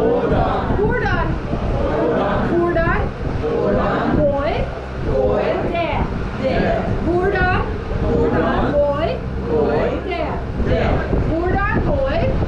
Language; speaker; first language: Norwegian; non-native, fluent; English